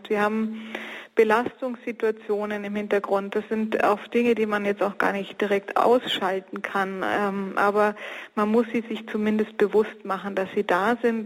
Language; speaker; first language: German; native; German